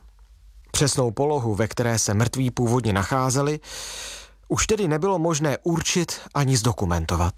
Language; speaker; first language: Czech; native; Czech